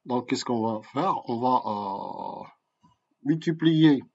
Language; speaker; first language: French; non-native, local second language; Arabic